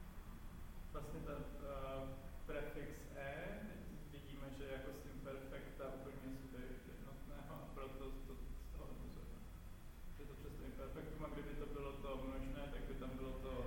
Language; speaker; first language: Czech; native; Czech